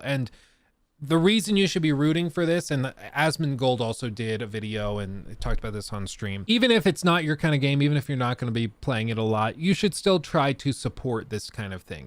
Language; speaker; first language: English; native; English